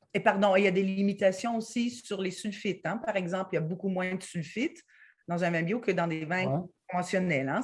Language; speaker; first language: French; native; French